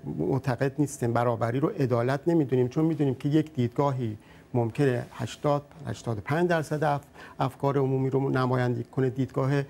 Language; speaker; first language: Persian; native; Persian